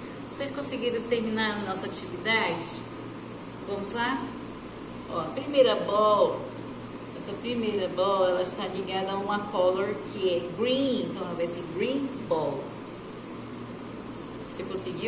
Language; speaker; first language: Portuguese; native; Portuguese